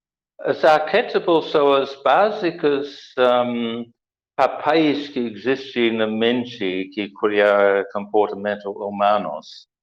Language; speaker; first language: Portuguese; non-native, learner; English